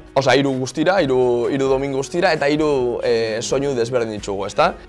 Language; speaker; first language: Basque; native; Basque